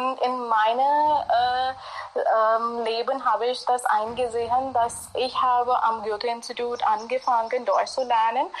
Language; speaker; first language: German; non-native, fluent; Hindi